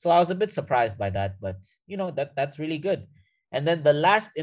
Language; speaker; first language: English; non-native, fluent; Portuguese